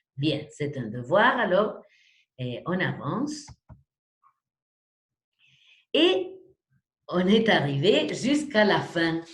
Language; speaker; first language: French; non-native, fluent; Spanish